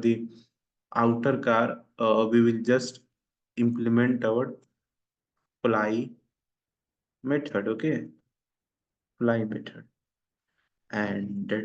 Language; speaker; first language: English; non-native, local second language; Hindi